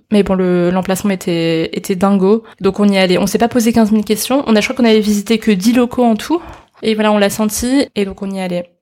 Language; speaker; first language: French; early bilingual, other home language; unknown